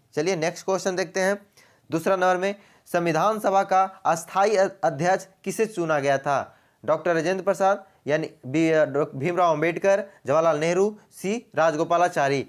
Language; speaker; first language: Hindi; native; Hindi